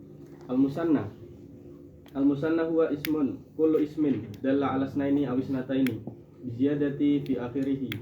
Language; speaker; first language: Arabic; non-native, learner; Indonesian